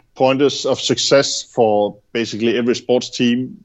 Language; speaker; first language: English; non-native, fluent; Danish